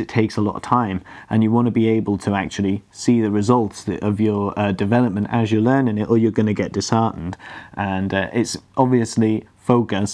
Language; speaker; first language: English; native; English